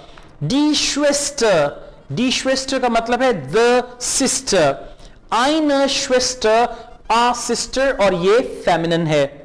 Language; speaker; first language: German; non-native, fluent; Urdu